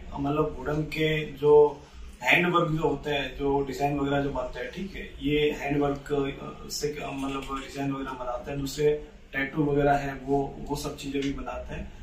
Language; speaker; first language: Hindi; native; Hindi